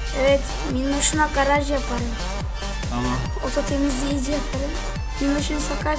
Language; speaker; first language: Turkish; native; Turkish